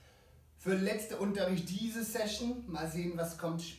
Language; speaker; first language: German; non-native, fluent; French